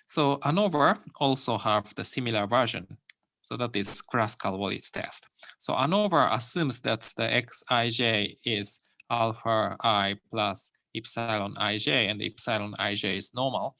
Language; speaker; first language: English; non-native, fluent; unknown